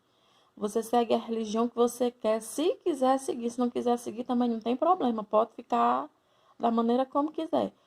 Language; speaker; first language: Portuguese; native; Portuguese